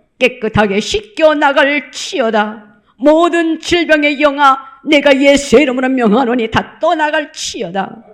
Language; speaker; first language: Korean; native; Korean